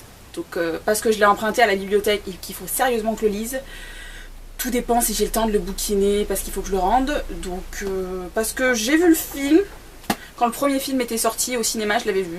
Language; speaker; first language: French; native; French